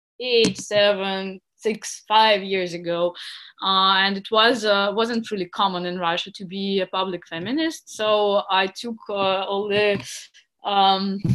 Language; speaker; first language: English; non-native, fluent; Russian